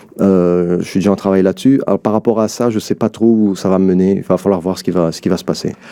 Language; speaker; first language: French; early bilingual, other home language; Arabic